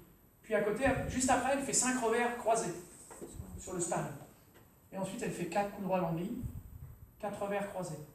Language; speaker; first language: French; native; French